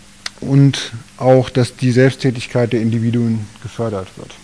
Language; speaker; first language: German; native; German